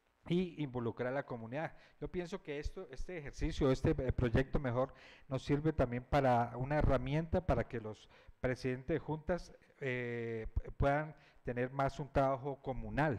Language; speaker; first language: Spanish; native; Spanish